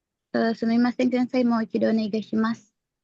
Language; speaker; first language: Japanese; non-native, learner; Indonesian